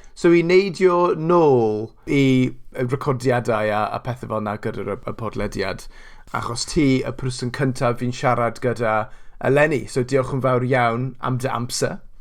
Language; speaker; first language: Welsh; non-native, local second language; English